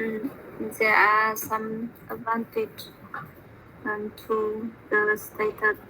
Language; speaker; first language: English; non-native, learner; Vietnamese